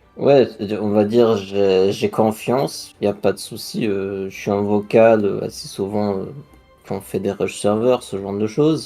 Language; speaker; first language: French; non-native, fluent; German